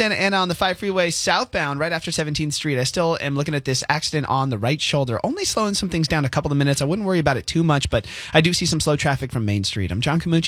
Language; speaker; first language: English; native; English